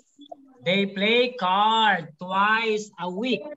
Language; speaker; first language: English; non-native, fluent; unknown